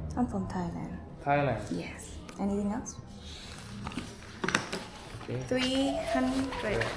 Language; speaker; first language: English; non-native, learner; Thai